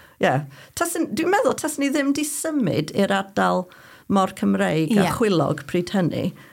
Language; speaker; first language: Welsh; non-native, fluent; English